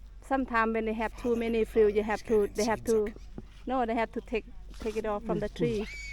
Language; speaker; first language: English; non-native, fluent; Thai